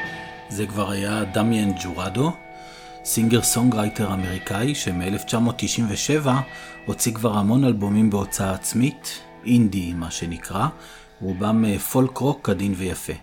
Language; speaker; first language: Hebrew; native; Hebrew